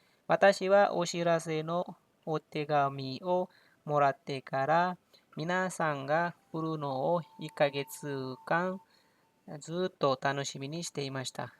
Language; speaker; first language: Japanese; non-native, fluent; Hindi